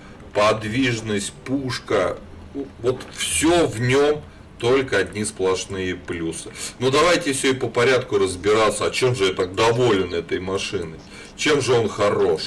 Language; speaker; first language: Russian; native; Russian